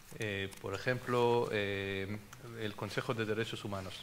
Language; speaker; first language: Spanish; non-native, fluent; Hebrew